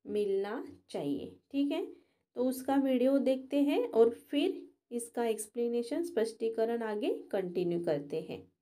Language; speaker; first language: Hindi; non-native, local second language; Marathi